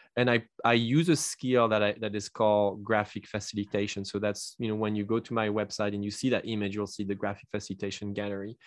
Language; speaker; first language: English; non-native, fluent; French